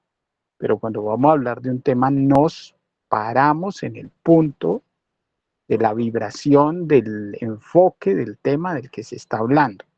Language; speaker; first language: Spanish; native; Spanish